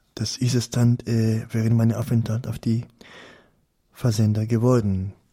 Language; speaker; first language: German; non-native, fluent; Persian